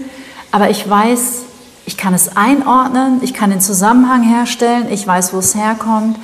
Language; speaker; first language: German; native; German